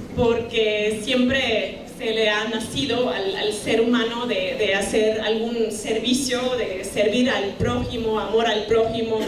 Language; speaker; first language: Spanish; non-native, fluent; German